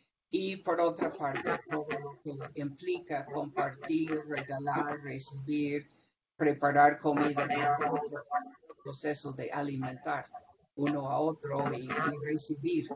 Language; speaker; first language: Spanish; non-native, fluent; English